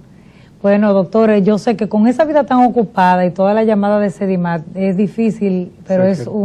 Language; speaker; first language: Spanish; native; Spanish